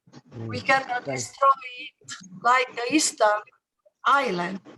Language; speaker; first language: English; non-native, learner; Italian